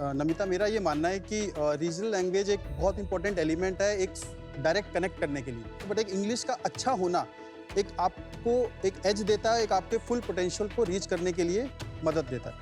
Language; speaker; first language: Hindi; native; Hindi